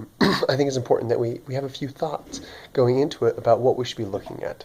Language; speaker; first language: English; native; English